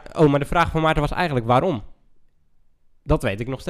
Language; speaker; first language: Dutch; native; Dutch